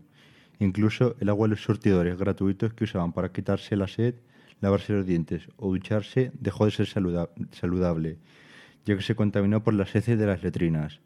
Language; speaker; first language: Spanish; native; Spanish